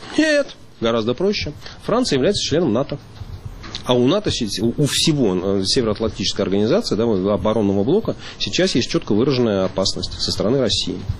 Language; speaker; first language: Russian; native; Russian